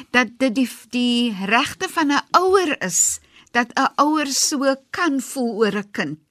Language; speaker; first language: Afrikaans; native; Afrikaans